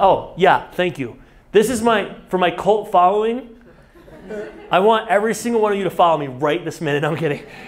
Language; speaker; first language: English; native; English